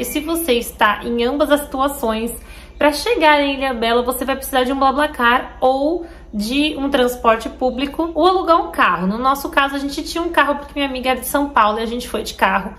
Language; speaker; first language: Portuguese; native; Portuguese